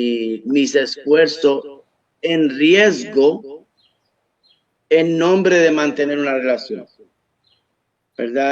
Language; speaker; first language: Spanish; early bilingual, heritage; Spanish